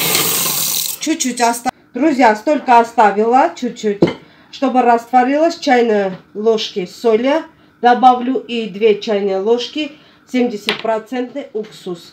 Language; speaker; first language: Russian; non-native, fluent; Armenian